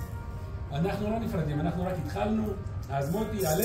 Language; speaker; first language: Hebrew; native; Hebrew